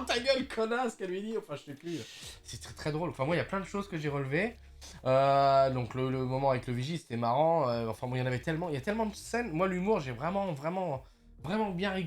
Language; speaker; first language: French; native; French